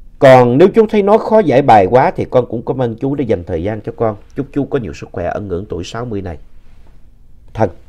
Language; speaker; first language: Vietnamese; native; Vietnamese